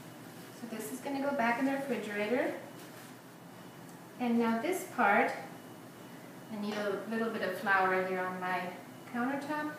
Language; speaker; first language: English; non-native, fluent; German